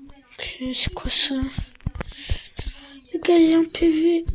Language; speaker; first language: French; native; French